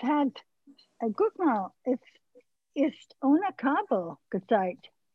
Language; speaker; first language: German; early bilingual, heritage; English